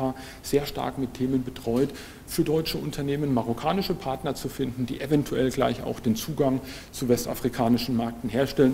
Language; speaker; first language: German; native; German